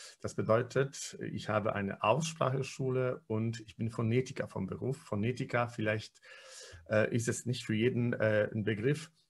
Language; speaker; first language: German; non-native, fluent; Polish